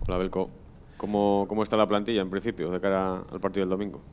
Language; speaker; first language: Spanish; native; Spanish